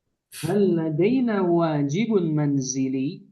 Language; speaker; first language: Arabic; non-native, fluent; Indonesian